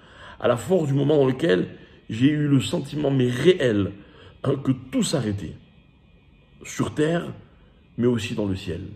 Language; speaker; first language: French; native; French